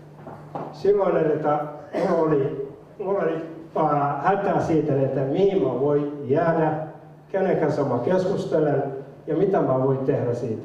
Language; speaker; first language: Finnish; non-native, fluent; Somali